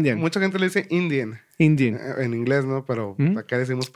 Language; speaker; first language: Spanish; native; Spanish